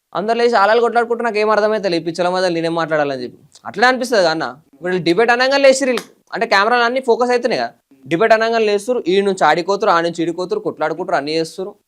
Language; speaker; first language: Telugu; native; Telugu